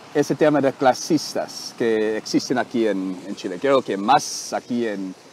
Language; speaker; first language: Spanish; non-native, learner; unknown